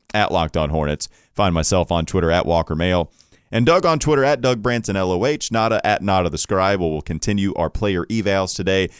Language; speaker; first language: English; native; English